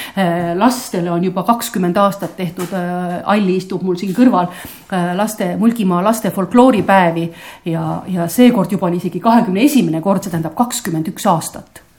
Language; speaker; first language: Estonian; native; Estonian